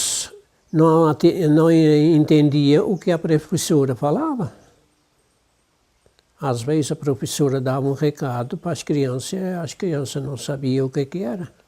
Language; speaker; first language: Portuguese; non-native, local second language; German